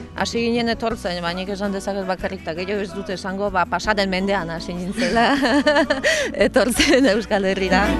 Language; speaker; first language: Basque; non-native, fluent; Polish